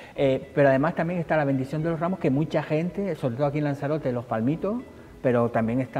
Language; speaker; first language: Spanish; native; Spanish